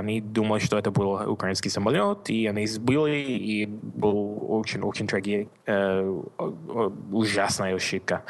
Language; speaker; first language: Russian; non-native, learner; English